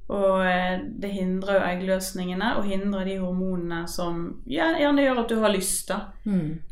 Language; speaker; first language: Norwegian; native; Norwegian